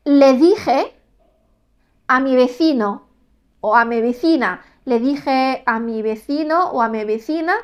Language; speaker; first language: Spanish; non-native, fluent; Arabic